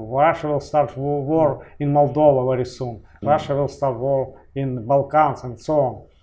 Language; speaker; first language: English; non-native, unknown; Russian